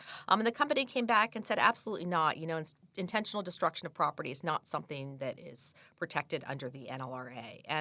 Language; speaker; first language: English; native; English